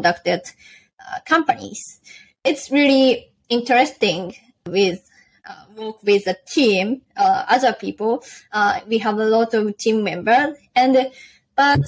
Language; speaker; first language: English; non-native, learner; Japanese